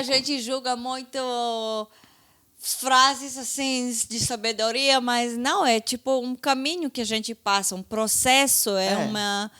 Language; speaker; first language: Portuguese; non-native, fluent; Hebrew